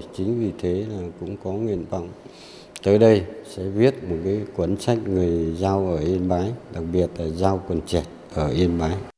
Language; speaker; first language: Vietnamese; non-native, local second language; Iu Mien